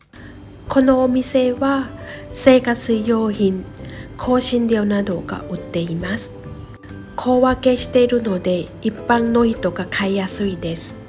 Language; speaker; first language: Japanese; non-native, fluent; Thai